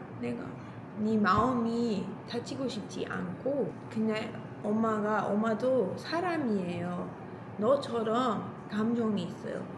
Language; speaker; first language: Korean; non-native, learner; English